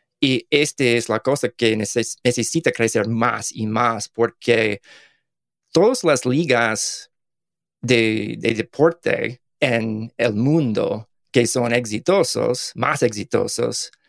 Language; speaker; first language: Spanish; non-native, learner; English